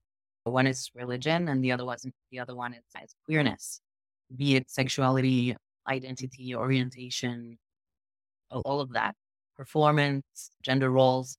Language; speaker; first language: English; non-native, fluent; French